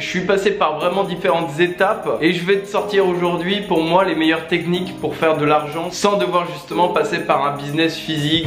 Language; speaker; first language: French; native; French